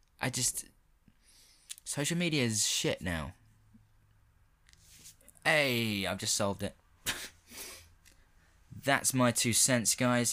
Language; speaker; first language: English; native; English